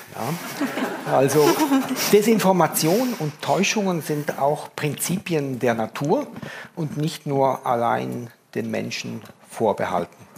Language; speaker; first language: German; native; German